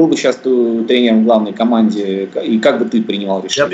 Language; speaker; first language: Russian; native; Russian